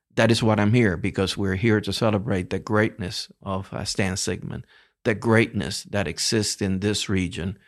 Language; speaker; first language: English; early bilingual, other home language; Spanish